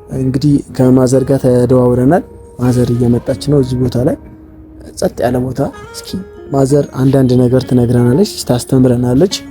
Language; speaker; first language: Amharic; native; Amharic